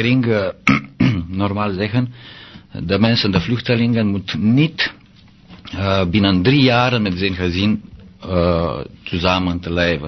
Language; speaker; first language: Dutch; non-native, learner; Romanian